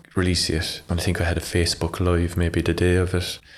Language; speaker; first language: English; native; English